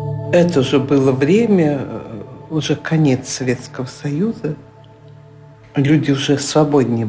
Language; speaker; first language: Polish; non-native, learner; Russian